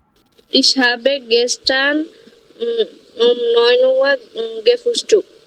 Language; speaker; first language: German; non-native, learner; Bangla